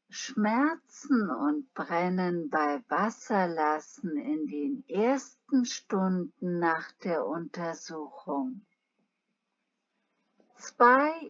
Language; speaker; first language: German; non-native, learner; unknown